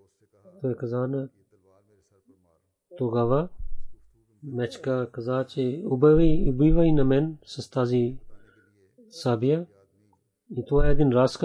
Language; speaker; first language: Bulgarian; non-native, learner; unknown